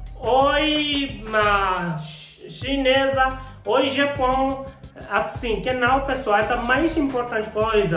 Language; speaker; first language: Portuguese; non-native, learner; Hindi